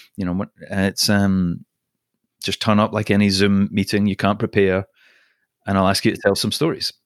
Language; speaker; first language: English; native; English